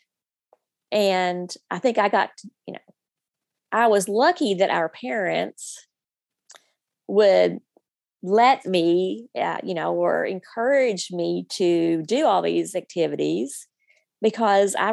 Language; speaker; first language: English; native; English